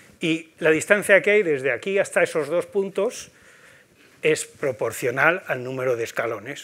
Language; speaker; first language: Spanish; native; Spanish